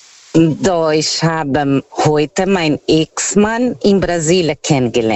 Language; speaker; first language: German; non-native, fluent; Portuguese